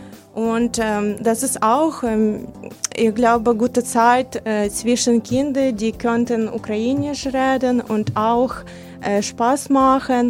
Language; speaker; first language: German; non-native, learner; Ukrainian